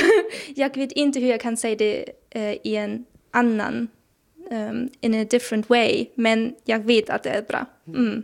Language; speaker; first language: Swedish; non-native, learner; German